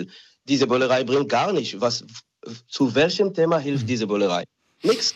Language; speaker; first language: German; non-native, fluent; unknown